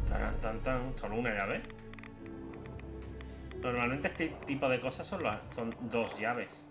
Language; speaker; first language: Spanish; native; Spanish